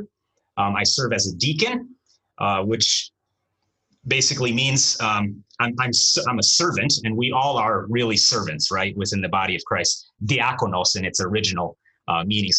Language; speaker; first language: English; early bilingual, other home language; Romanian